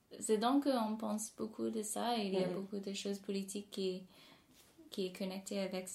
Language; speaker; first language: French; non-native, fluent; English